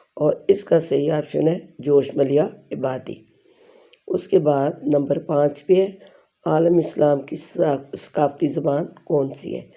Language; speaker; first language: Urdu; non-native, local second language; Pashto